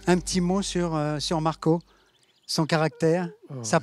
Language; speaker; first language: French; native; French